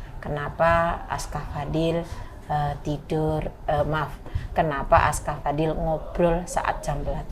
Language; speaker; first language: Indonesian; native; Indonesian